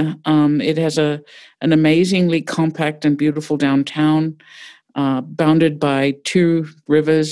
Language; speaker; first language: English; native; English